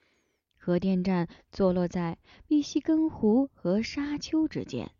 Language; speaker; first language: Chinese; native; Chinese